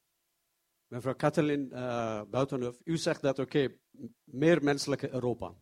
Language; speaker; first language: Dutch; non-native, learner; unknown